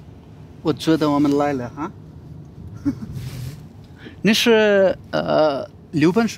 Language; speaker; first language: Chinese; non-native, learner; Bangla